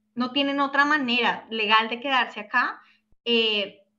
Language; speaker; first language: Spanish; native; Spanish